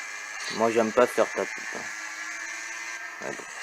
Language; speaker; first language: French; native; French